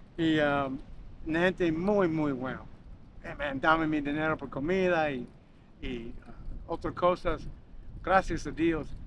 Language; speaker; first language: Spanish; non-native, learner; English